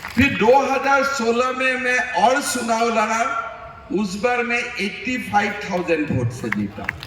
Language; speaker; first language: Hindi; non-native, local second language; Assamese